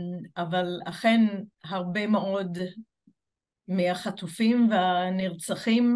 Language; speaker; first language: Hebrew; non-native, fluent; English